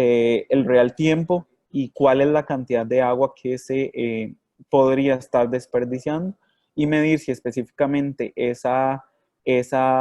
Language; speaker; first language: Spanish; native; Spanish